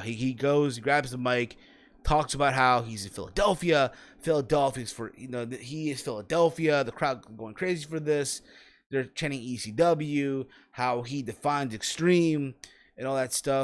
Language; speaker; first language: English; native; English